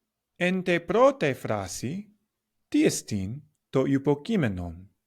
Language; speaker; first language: Greek; non-native, learner; English